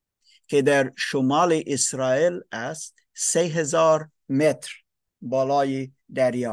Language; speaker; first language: Persian; non-native, fluent; English